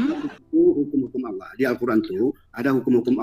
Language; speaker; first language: Indonesian; native; Indonesian